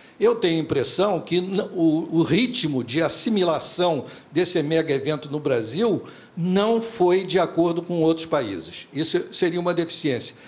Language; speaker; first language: Portuguese; native; Portuguese